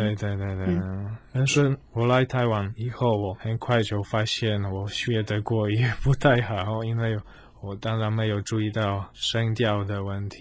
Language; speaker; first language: Chinese; non-native, fluent; Polish